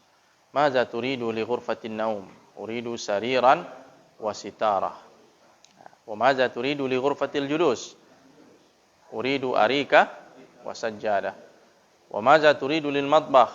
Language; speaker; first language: Arabic; non-native, fluent; Indonesian